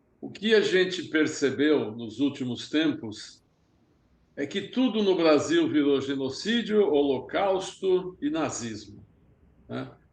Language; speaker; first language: Portuguese; early bilingual, other home language; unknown